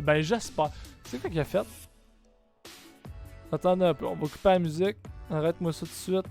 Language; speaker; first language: French; native; French